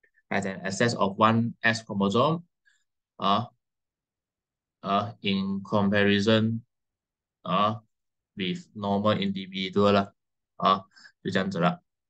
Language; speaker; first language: English; non-native, local second language; Chinese